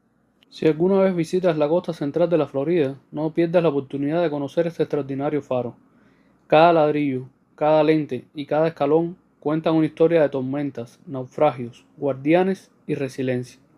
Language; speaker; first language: Spanish; native; Spanish